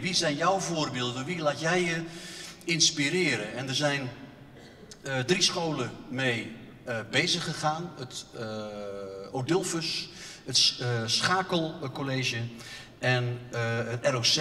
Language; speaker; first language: Dutch; native; Dutch